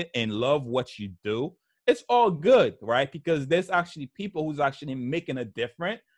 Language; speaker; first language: English; early bilingual, other home language; Haitian Creole